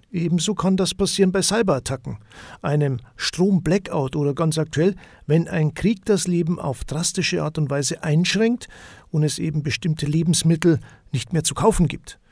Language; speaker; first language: German; native; German